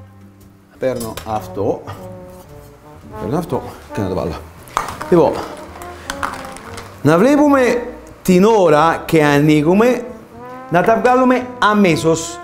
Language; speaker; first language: Greek; non-native, fluent; Italian